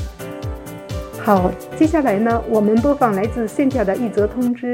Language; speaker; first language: Chinese; native; Chinese